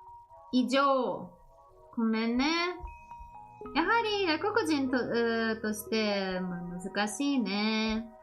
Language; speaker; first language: Japanese; non-native, learner; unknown